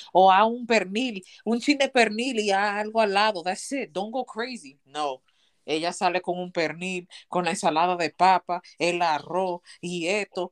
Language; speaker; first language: Spanish; early bilingual, heritage; Spanish